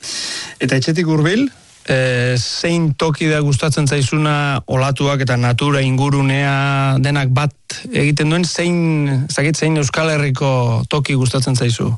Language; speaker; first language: Basque; native; Basque